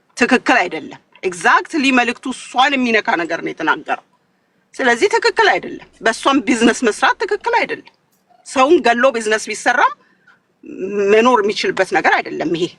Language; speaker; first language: Amharic; native; Amharic